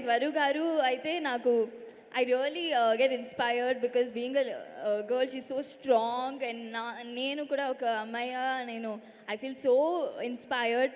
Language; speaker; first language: Telugu; non-native, local second language; Tamil